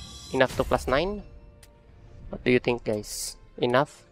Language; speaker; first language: English; non-native, local second language; Filipino